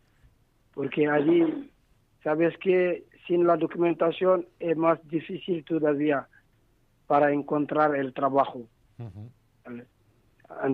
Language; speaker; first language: Spanish; non-native, learner; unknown